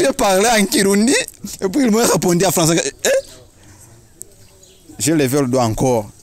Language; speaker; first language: French; non-native, learner; Rundi